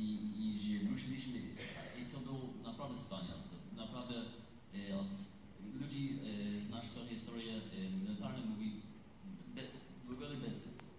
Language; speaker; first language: Polish; non-native, learner; English